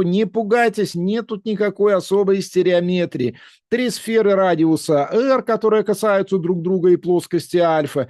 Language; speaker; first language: Russian; native; Russian